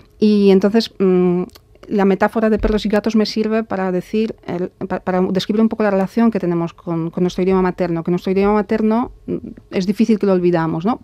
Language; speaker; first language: Spanish; non-native, fluent; Polish